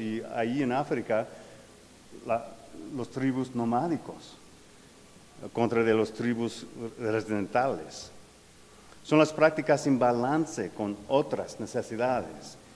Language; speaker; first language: Spanish; non-native, learner; English